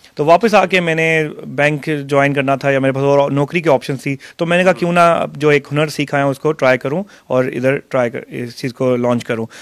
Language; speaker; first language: Urdu; non-native, local second language; Punjabi